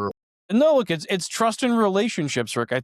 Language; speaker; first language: English; native; English